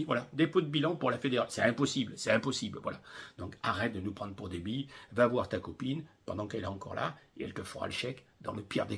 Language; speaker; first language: French; native; French